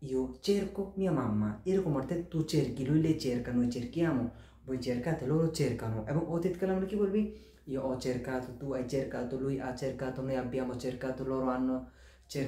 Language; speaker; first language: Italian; non-native, fluent; Bangla